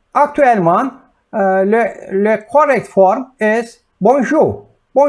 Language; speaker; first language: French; non-native, learner; Turkish